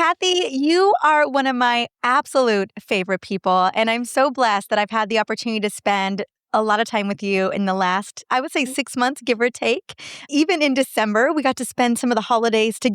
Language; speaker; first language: English; native; English